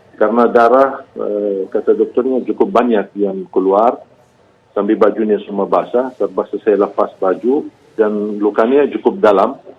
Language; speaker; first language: Malay; non-native, fluent; Arabic